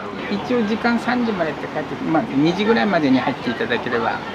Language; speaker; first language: Japanese; native; Japanese